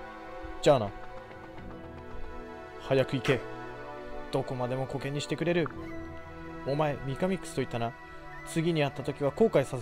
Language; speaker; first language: Japanese; native; Japanese